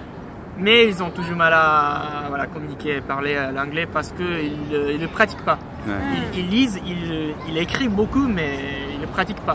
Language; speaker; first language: French; non-native, fluent; Japanese